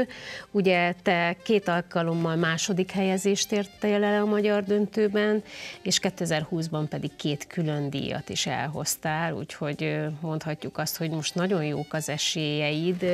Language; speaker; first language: Hungarian; native; Hungarian